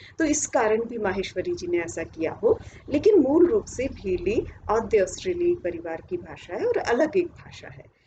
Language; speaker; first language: Hindi; native; Hindi